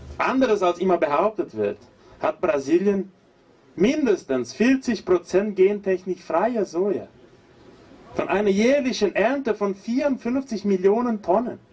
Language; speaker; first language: German; non-native, fluent; Portuguese